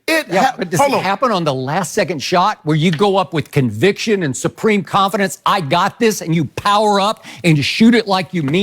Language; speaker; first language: English; native; English